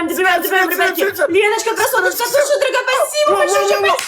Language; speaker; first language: Russian; native; Russian